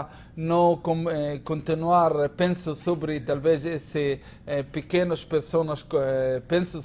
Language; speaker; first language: Spanish; non-native, learner; Hebrew